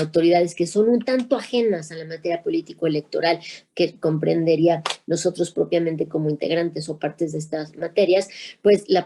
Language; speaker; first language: Spanish; native; Spanish